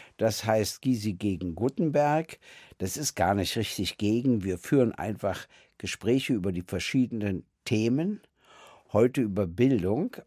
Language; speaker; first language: German; native; German